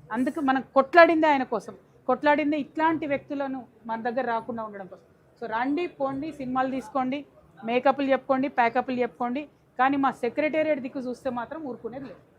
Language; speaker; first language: Telugu; native; Telugu